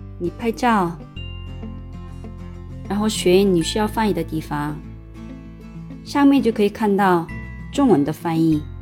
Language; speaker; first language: Chinese; non-native, learner; Korean